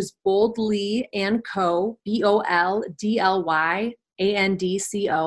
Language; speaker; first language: English; native; English